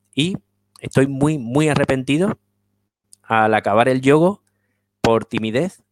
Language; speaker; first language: Spanish; native; Spanish